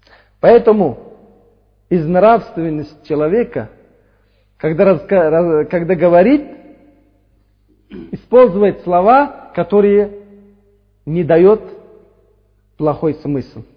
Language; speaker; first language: Russian; non-native, fluent; Uzbek